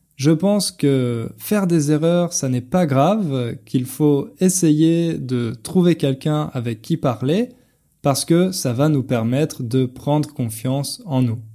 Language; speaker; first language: French; native; French